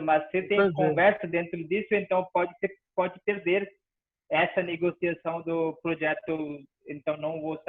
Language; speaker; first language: Portuguese; non-native, fluent; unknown